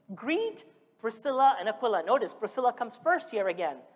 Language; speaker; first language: English; early bilingual, other home language; Malayalam